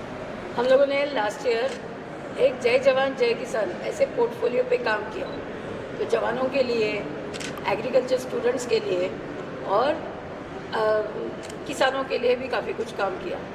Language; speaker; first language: Hindi; native; Hindi